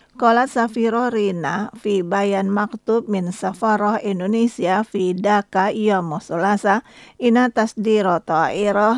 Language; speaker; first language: Arabic; non-native, learner; Indonesian